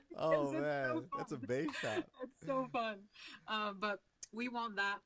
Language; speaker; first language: English; non-native, fluent; French